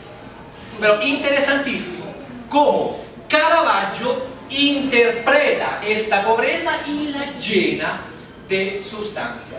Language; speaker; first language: Spanish; non-native, fluent; Italian